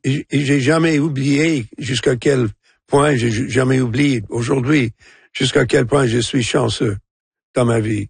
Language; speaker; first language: French; non-native, local second language; English